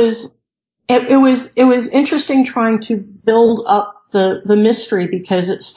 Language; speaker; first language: English; native; English